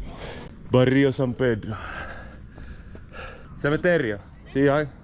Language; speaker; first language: Spanish; non-native, learner; Finnish